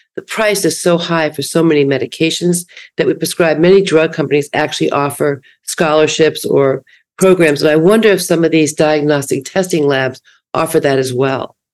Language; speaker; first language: English; native; English